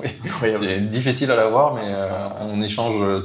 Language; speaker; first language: French; native; French